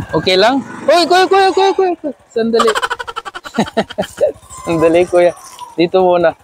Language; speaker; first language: Filipino; non-native, learner; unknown